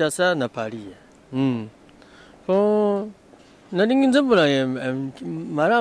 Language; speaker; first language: Lingala; non-native, fluent; Japanese